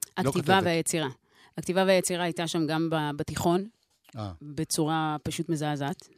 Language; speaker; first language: Hebrew; native; Hebrew